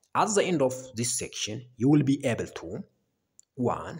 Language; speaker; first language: English; non-native, local second language; Amharic